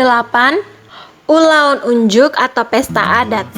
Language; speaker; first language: Indonesian; native; Indonesian